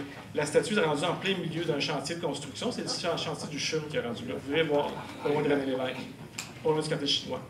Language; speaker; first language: French; native; French